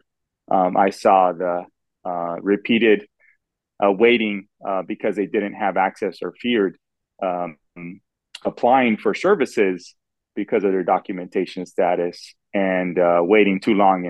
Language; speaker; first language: English; native; English